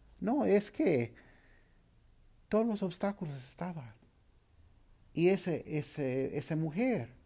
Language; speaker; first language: Spanish; non-native, fluent; English